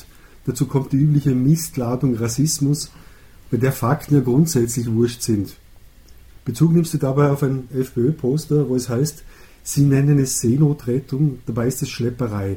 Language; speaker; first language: German; native; German